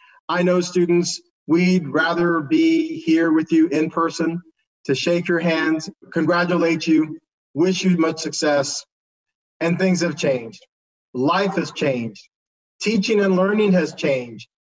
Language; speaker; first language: English; early bilingual, other home language; Spanish